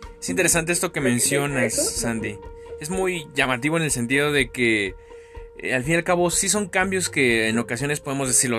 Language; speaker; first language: Spanish; native; Spanish